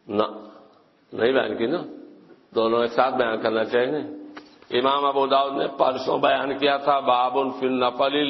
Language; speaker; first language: Urdu; native; Urdu